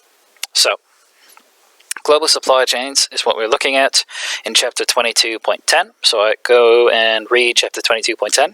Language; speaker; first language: English; native; English